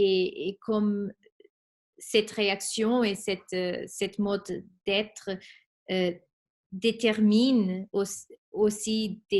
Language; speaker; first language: French; non-native, fluent; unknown